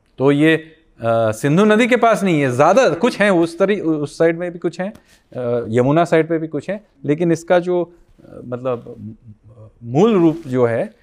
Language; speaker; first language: Hindi; non-native, local second language; Bangla